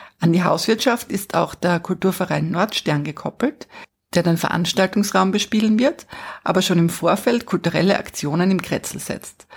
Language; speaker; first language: German; native; German